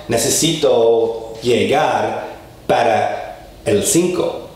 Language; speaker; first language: Spanish; non-native, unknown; English